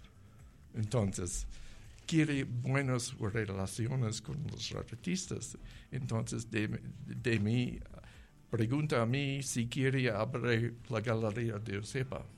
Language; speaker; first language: Spanish; non-native, learner; English